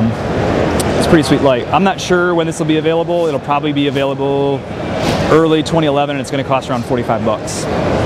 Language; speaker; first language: English; native; English